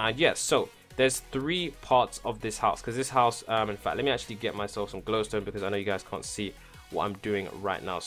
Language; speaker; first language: English; native; English